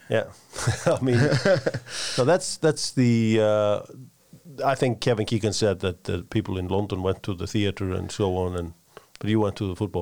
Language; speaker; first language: English; non-native, fluent; Icelandic